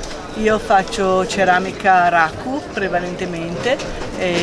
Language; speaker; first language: Italian; native; Italian